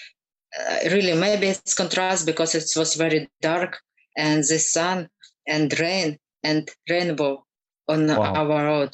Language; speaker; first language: English; non-native, learner; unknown